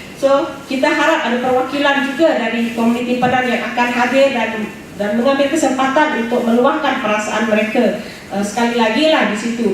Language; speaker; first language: Malay; native; Malay